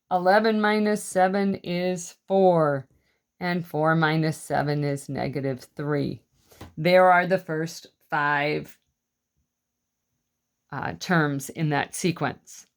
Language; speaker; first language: English; native; English